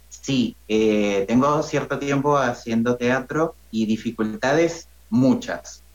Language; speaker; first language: Spanish; native; Spanish